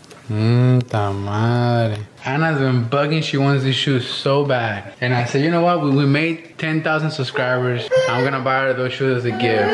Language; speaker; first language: English; non-native, fluent; Spanish